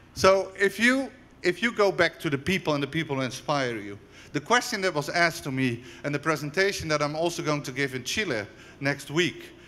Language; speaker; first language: English; non-native, fluent; Dutch